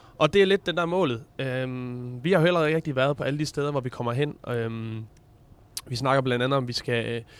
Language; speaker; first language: Danish; native; Danish